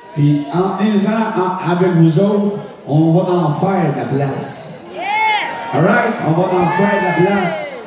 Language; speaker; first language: French; native; French